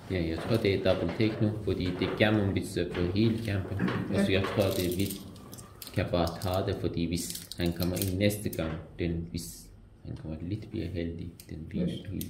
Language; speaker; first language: Danish; non-native, learner; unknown